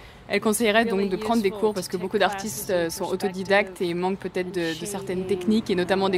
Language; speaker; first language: French; native; French